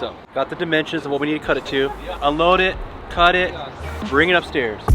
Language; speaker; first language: English; native; English